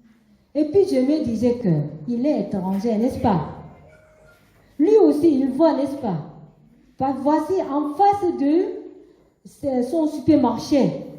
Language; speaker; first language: French; non-native, learner; Korean